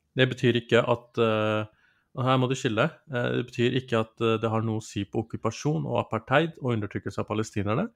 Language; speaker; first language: Norwegian; early bilingual, other home language; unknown